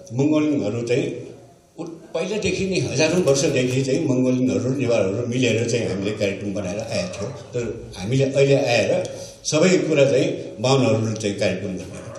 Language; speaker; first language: Nepali; non-native, local second language; Newari